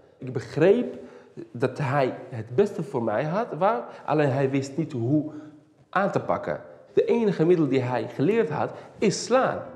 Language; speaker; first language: Dutch; early bilingual, other home language; Riffian